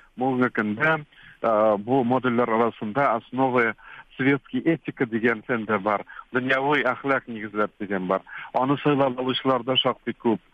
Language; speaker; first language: Tatar; native; Tatar